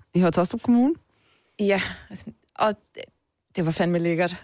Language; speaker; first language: Danish; native; Danish